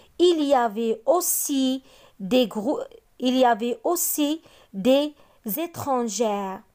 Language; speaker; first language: French; non-native, local second language; Arabic